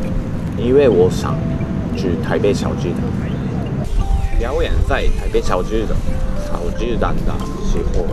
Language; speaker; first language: Chinese; non-native, learner; Japanese